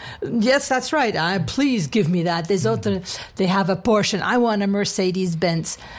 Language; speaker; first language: English; non-native, fluent; German